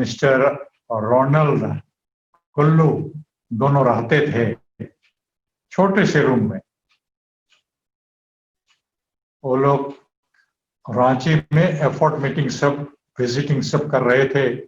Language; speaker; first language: Hindi; native; Hindi